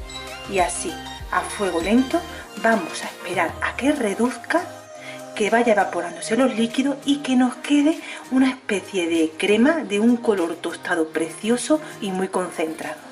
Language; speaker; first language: Spanish; native; Spanish